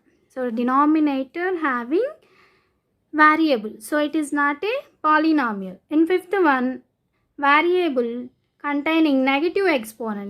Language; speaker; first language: English; non-native, local second language; Telugu